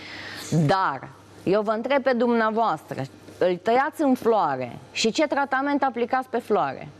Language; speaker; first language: Romanian; native; Romanian